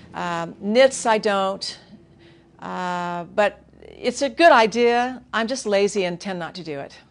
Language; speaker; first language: English; native; English